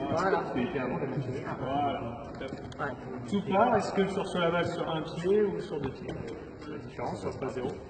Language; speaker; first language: French; native; French